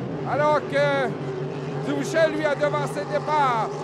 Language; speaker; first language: French; native; French